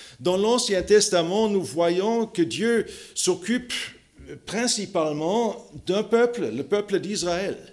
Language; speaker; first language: French; non-native, fluent; German